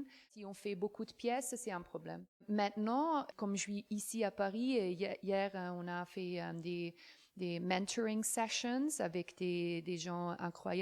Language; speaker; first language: French; non-native, fluent; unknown